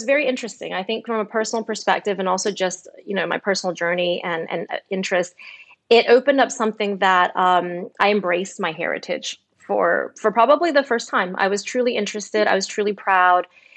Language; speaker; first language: English; native; English